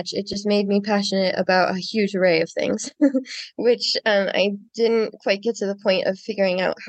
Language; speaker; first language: English; native; English